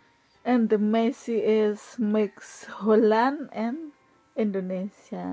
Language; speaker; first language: Dutch; non-native, learner; Indonesian